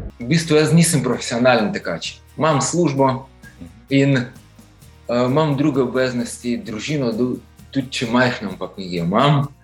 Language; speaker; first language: Slovenian; non-native, fluent; Ukrainian